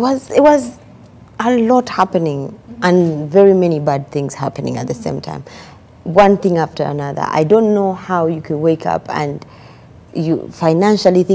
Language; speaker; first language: English; non-native, local second language; Ganda